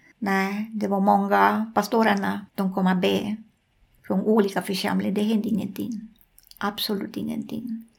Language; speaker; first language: Swedish; non-native, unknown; Spanish